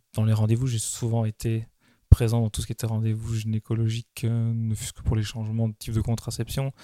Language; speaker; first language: French; native; French